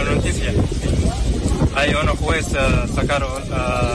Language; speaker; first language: Spanish; non-native, learner; Arabic